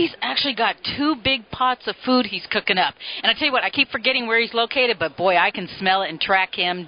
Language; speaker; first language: English; native; English